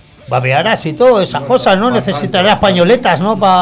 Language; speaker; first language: Spanish; native; Spanish